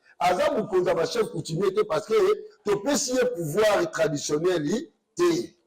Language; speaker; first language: Lingala; non-native, local second language; Kongo